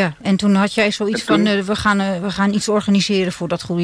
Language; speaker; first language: Dutch; native; Dutch